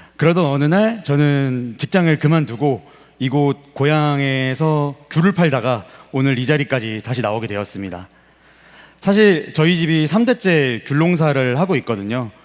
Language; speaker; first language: Korean; native; Korean